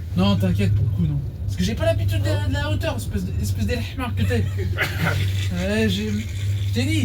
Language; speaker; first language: French; native; French